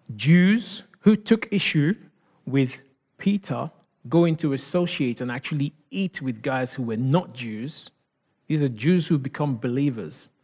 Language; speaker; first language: English; non-native, local second language; Yoruba